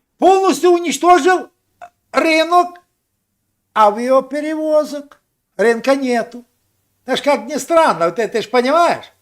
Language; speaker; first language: Russian; non-native, local second language; Ukrainian